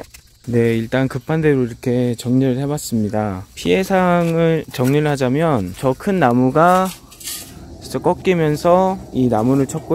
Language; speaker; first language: Korean; native; Korean